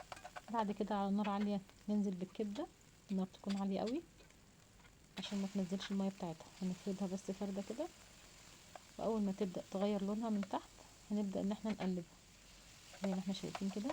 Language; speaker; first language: Arabic; native; Arabic